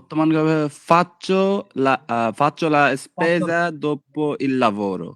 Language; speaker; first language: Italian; non-native, learner; Bangla